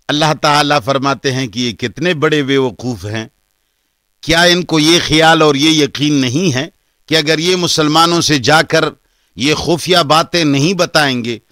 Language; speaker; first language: Urdu; non-native, local second language; Pashto